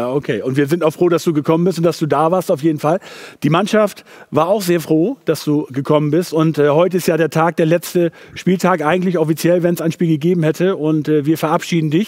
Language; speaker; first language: German; native; German